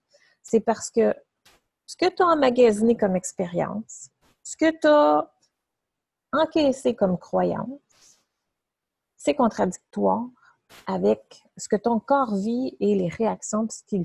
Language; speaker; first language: French; native; French